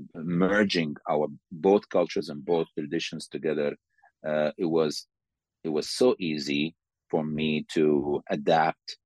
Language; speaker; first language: English; non-native, fluent; Arabic